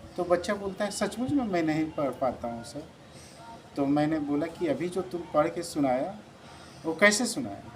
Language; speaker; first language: Hindi; native; Hindi